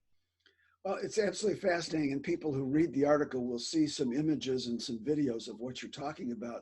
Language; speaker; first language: English; native; English